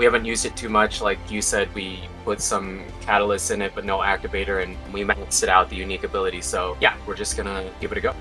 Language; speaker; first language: English; native; English